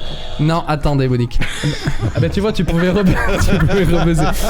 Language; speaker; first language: French; native; French